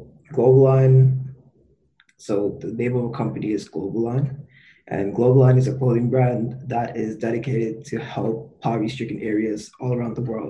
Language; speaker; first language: English; native; English